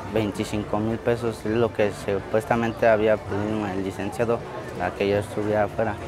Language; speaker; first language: Spanish; early bilingual, other home language; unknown